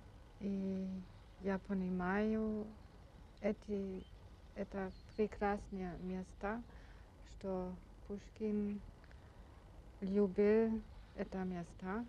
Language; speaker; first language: Russian; non-native, learner; German